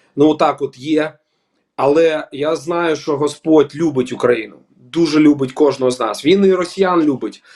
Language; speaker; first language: Ukrainian; non-native, local second language; Russian